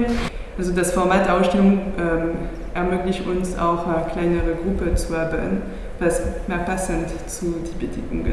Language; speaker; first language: German; non-native, fluent; French